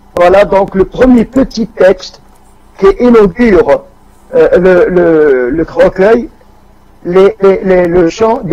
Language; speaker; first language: French; non-native, local second language; Arabic